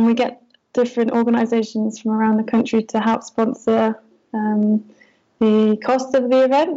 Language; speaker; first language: English; native; English